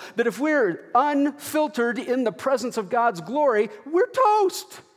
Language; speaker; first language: English; native; English